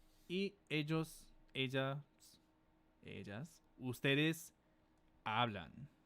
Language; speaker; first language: Spanish; non-native, fluent; English